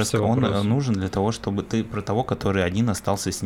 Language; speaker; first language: Russian; native; Russian